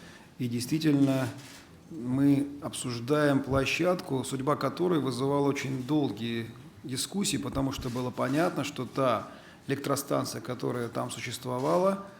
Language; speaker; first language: Russian; native; Russian